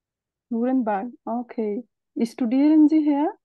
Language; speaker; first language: German; non-native, learner; Bangla